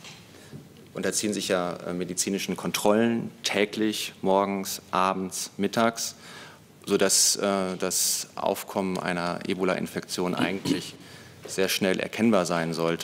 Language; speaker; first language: German; native; German